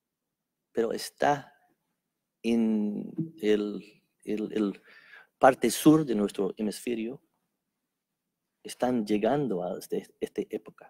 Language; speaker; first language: Spanish; non-native, fluent; English